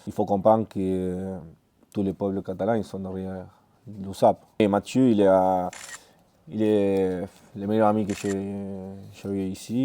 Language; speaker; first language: French; non-native, fluent; Spanish